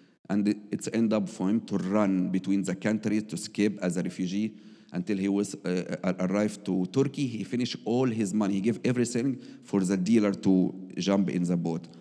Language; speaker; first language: English; non-native, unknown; Arabic